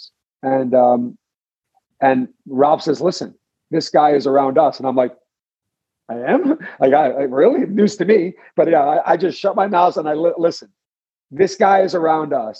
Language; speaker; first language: English; native; English